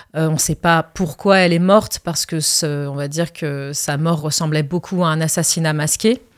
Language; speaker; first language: French; early bilingual, other home language; Arabic